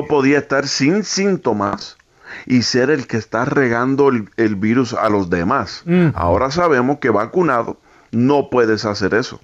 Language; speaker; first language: Spanish; early bilingual, heritage; Spanish